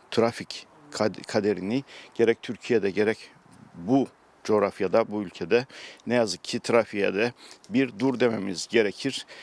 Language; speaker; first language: Turkish; native; Turkish